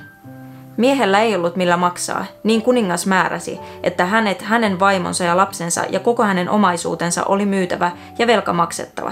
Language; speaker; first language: Finnish; native; Finnish